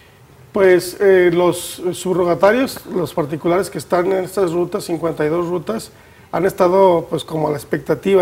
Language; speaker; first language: Spanish; native; Spanish